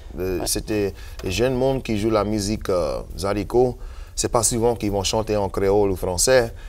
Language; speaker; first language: French; non-native, local second language; English